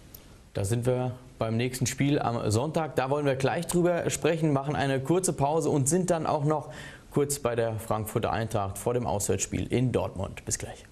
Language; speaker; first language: German; native; German